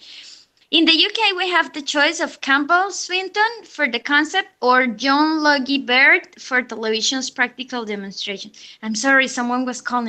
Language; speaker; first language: English; non-native, learner; Spanish